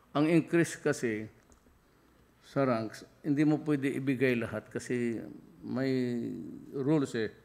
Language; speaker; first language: Filipino; non-native, local second language; Cebuano